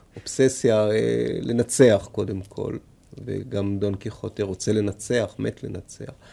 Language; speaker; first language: Hebrew; native; Hebrew